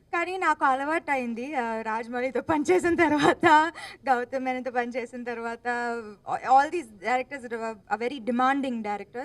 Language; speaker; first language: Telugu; non-native, local second language; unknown